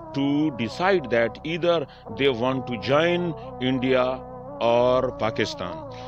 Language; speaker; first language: English; non-native, local second language; Pashto